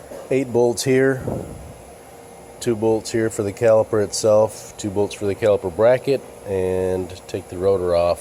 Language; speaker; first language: English; native; English